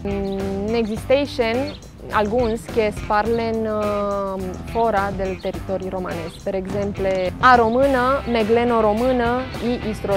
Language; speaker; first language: Catalan; non-native, fluent; Romanian